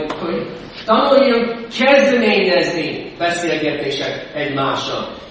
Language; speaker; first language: Hungarian; non-native, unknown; English